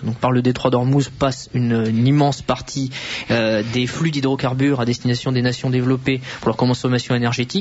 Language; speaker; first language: French; native; French